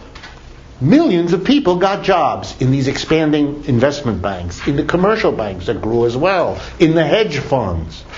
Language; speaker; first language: English; native; English